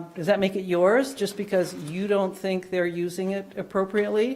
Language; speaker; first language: English; non-native, fluent; Dutch